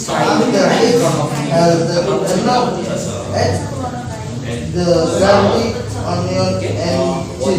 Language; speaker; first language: English; non-native, learner; Indonesian